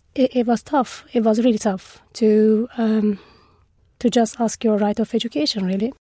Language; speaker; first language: English; non-native, fluent; Turkish